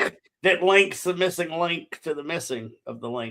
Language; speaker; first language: English; native; English